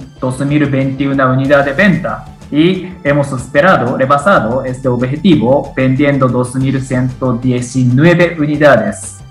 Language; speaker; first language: Spanish; non-native, fluent; Japanese